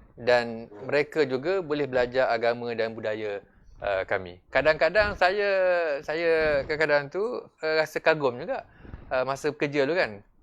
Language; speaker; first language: Malay; native; Malay